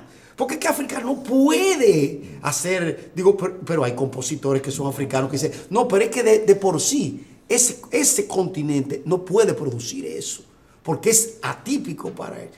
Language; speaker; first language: Spanish; native; Spanish